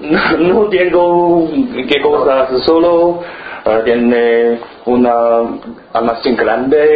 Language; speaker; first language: Spanish; non-native, learner; Chinese